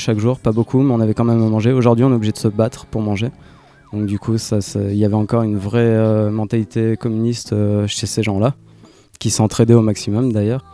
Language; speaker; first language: French; native; French